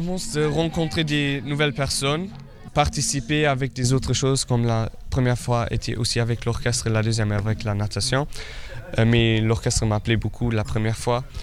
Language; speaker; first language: French; non-native, local second language; Luxembourgish